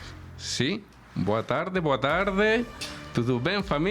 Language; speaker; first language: Portuguese; non-native, fluent; Spanish